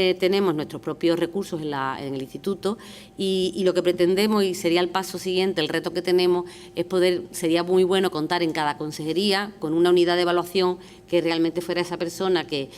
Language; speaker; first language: Spanish; native; Spanish